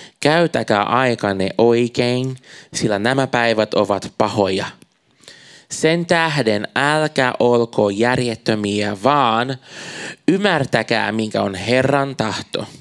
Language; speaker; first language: Finnish; non-native, fluent; Portuguese